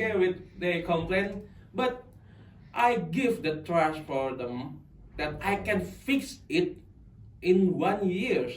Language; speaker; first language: English; non-native, local second language; Indonesian